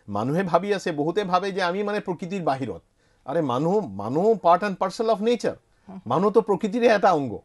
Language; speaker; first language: Assamese; non-native, local second language; Bangla